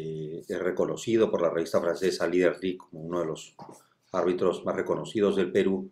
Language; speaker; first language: Spanish; native; Spanish